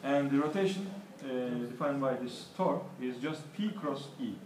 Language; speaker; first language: English; non-native, fluent; Turkish